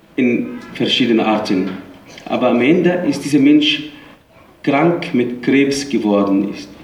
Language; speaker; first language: German; non-native, fluent; Arabic